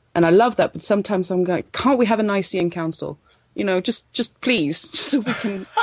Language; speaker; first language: English; non-native, fluent; Swedish